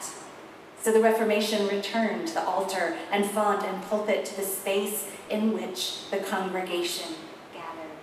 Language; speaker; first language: English; native; English